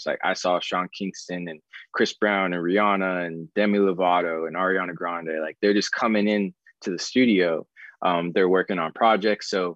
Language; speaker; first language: English; native; English